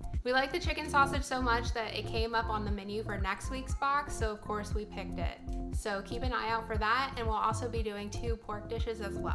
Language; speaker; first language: English; native; English